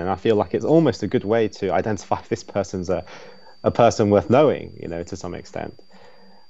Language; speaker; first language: English; native; English